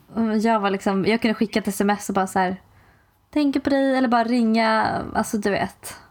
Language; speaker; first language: Swedish; native; Swedish